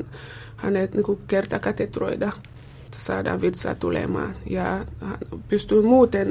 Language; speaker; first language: Finnish; non-native, fluent; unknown